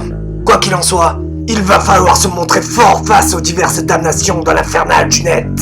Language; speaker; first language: French; native; French